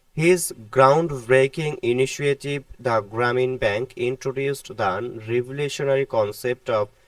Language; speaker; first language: English; non-native, local second language; Bangla